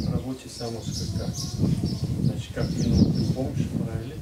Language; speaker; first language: Bulgarian; non-native, learner; Russian